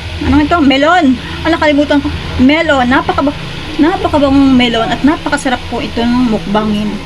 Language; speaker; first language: Filipino; non-native, local second language; Bikol